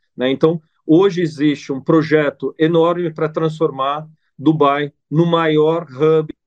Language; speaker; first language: Portuguese; non-native, fluent; Italian